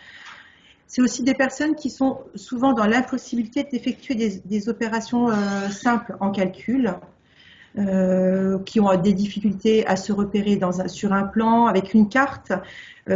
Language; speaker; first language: French; native; French